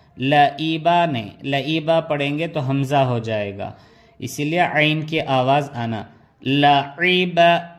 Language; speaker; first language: Urdu; native; Urdu